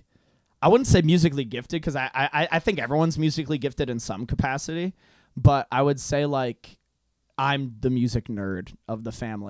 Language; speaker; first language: English; non-native, fluent; Hungarian